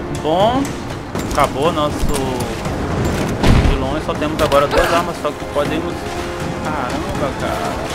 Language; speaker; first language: Portuguese; native; Portuguese